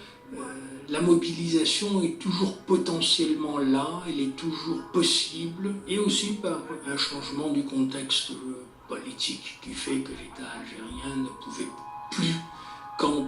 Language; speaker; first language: French; non-native, local second language; Kabyle